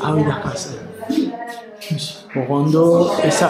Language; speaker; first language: French; non-native, learner; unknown